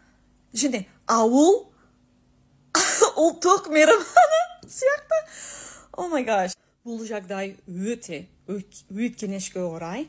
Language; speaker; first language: Kazakh; non-native, learner; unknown